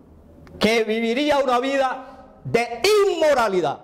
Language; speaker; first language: Spanish; native; Spanish